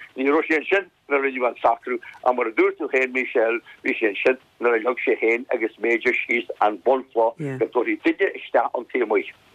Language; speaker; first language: Irish; native; Irish